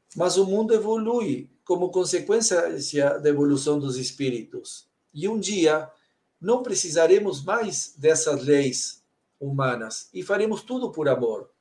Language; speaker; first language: Portuguese; native; Portuguese